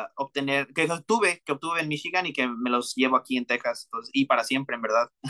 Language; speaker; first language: Spanish; early bilingual, heritage; Spanish